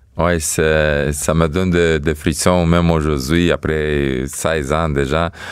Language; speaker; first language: French; non-native, fluent; Romanian